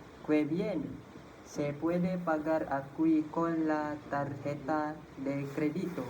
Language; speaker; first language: Spanish; non-native, learner; Malay